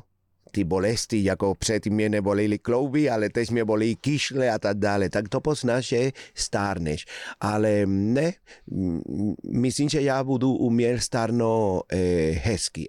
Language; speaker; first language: Czech; non-native, fluent; Spanish